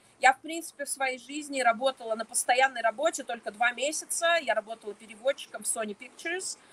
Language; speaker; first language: Russian; native; Russian